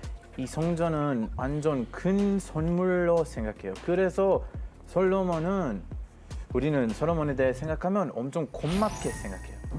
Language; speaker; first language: Korean; non-native, fluent; Hebrew